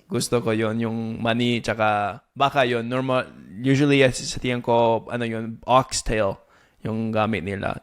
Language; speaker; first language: Filipino; non-native, fluent; English